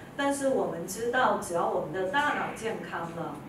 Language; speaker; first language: Chinese; native; Chinese